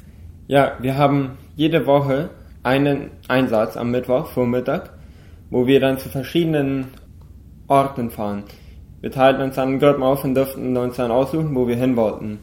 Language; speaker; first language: German; non-native, local second language; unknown